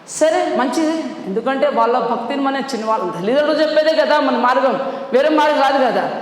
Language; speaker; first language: Telugu; non-native, local second language; Lambadi